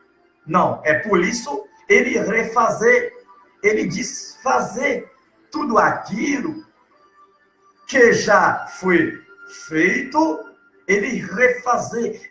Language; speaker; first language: Portuguese; non-native, learner; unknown